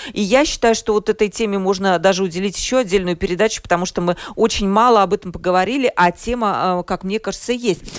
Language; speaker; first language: Russian; native; Russian